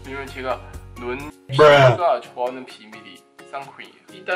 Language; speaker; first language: Korean; early bilingual, heritage; English